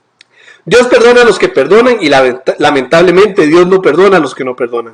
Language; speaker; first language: Spanish; native; Spanish